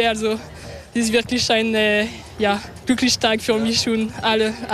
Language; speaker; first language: German; non-native, local second language; French